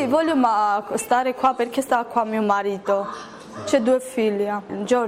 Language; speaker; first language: Italian; non-native, learner; Georgian